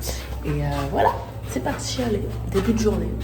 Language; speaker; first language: French; native; French